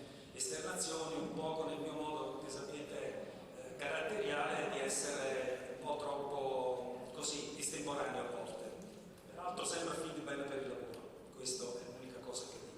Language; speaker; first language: Italian; native; Italian